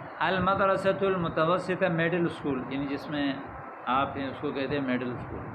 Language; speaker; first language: Urdu; native; Urdu